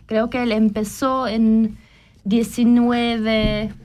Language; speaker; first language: Spanish; non-native, learner; German